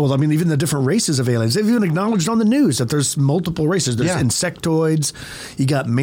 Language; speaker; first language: English; native; English